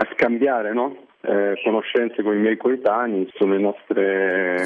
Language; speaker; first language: Italian; early bilingual, other home language; Arabic